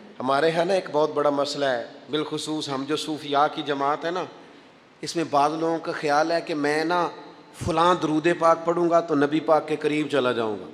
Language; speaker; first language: Urdu; non-native, local second language; Punjabi